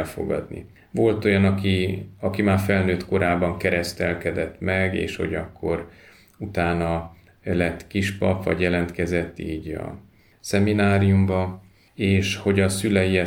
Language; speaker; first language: Hungarian; native; Hungarian